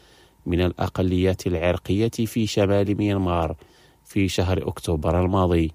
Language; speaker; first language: Arabic; non-native, fluent; Indonesian